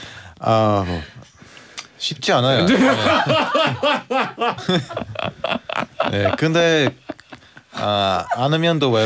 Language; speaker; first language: Korean; non-native, fluent; Bulgarian